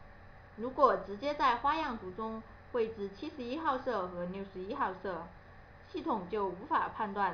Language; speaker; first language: Chinese; native; Chinese